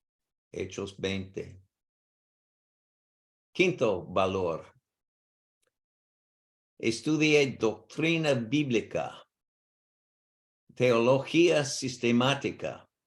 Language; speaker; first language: Spanish; non-native, learner; English